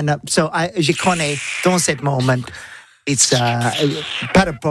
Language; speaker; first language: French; non-native, learner; English